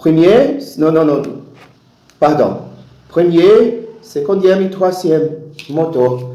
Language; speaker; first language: French; non-native, learner; Portuguese